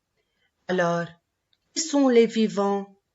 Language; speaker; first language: French; non-native, local second language; Arabic